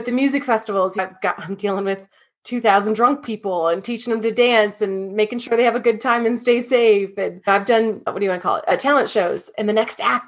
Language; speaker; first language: English; native; English